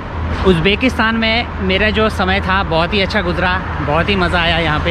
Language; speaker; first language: Hindi; native; Hindi